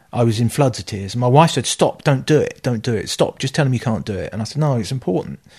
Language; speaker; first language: English; native; English